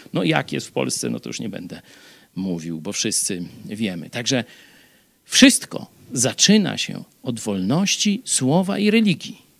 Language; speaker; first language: Polish; native; Polish